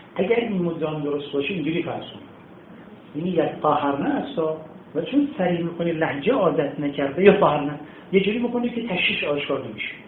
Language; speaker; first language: Persian; native; Persian